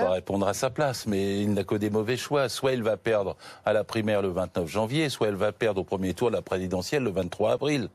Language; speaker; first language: French; native; French